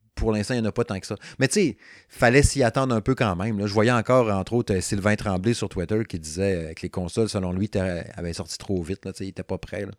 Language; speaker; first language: French; native; French